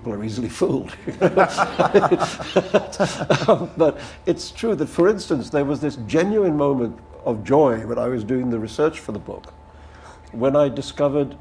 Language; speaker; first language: English; non-native, local second language; Urdu